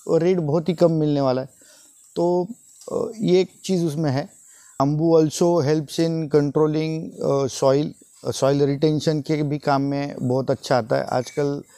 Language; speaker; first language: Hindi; non-native, local second language; Marathi